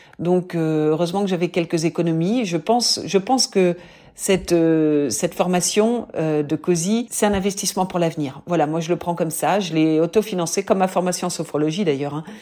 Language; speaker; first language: French; native; French